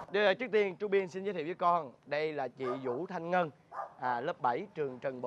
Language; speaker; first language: Vietnamese; native; Vietnamese